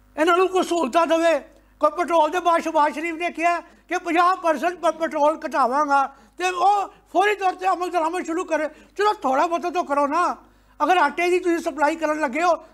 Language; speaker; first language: Punjabi; native; Punjabi